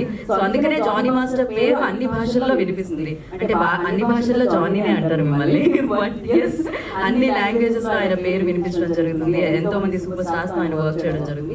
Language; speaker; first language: Telugu; native; Telugu